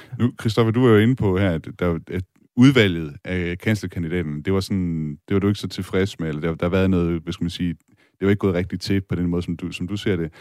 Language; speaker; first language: Danish; native; Danish